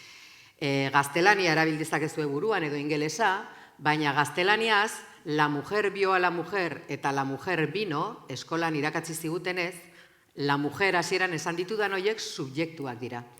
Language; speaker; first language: Basque; native; Basque